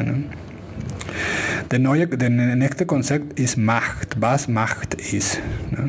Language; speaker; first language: German; non-native, fluent; Spanish